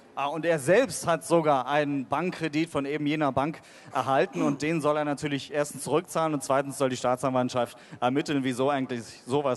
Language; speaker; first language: German; native; German